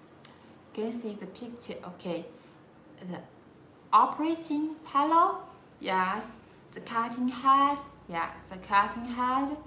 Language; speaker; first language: English; non-native, learner; Chinese